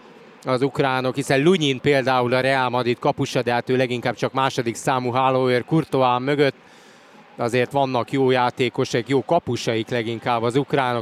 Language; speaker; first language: Hungarian; native; Hungarian